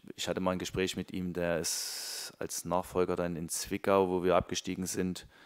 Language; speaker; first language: German; native; German